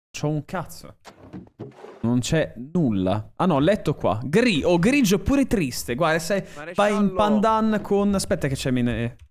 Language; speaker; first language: Italian; native; Italian